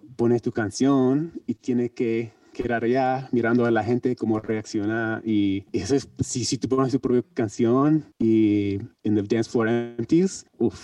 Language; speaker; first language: Spanish; non-native, learner; English